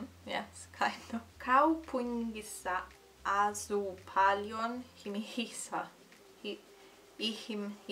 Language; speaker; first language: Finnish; non-native, learner; Italian